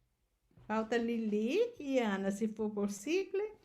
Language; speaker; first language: Portuguese; non-native, learner; Spanish